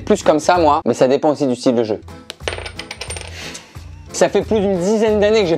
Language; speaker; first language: French; native; French